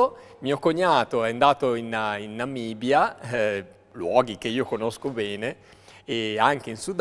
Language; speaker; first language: Italian; native; Italian